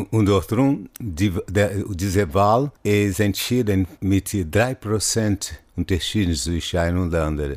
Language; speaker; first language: German; non-native, fluent; Portuguese